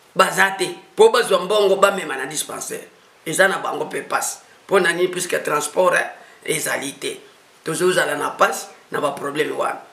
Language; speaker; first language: Lingala; non-native, local second language; Kituba (Democratic Republic of Congo)